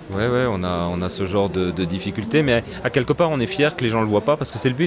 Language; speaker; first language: French; native; French